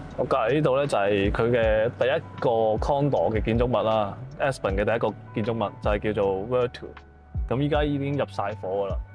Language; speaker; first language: Cantonese; native; Cantonese